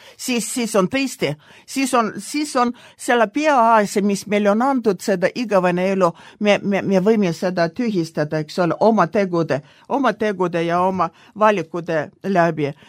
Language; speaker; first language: Estonian; non-native, local second language; Russian